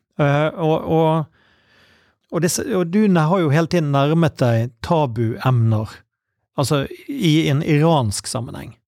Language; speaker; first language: Norwegian; native; Norwegian